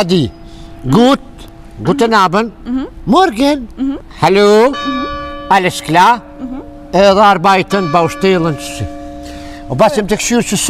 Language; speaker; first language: German; non-native, learner; Albanian